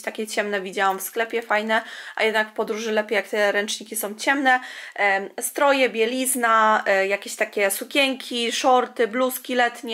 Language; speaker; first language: Polish; native; Polish